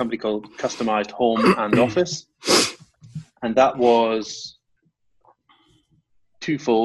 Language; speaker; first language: English; native; English